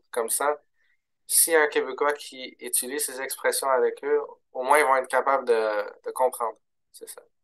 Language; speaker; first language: French; early bilingual, other home language; Arabic